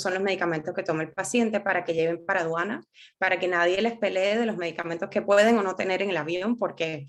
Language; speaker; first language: Spanish; native; Spanish